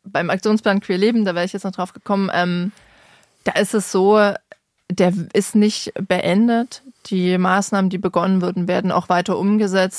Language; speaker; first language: German; native; German